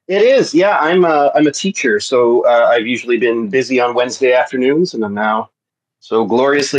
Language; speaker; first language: English; native; English